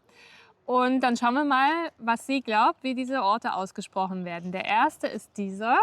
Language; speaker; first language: German; native; German